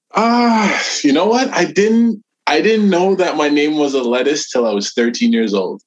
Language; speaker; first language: English; native; English